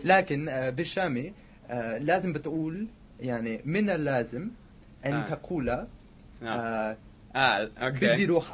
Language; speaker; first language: Arabic; non-native, fluent; English